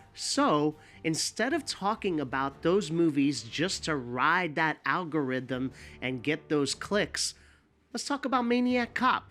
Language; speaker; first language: English; native; English